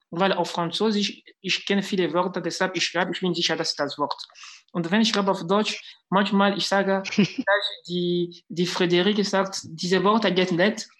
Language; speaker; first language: German; non-native, fluent; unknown